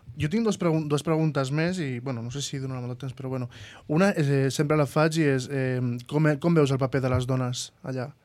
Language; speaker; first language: Catalan; native; Catalan